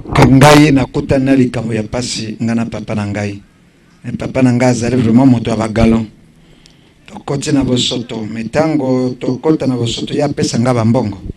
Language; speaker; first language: Lingala; native; Lingala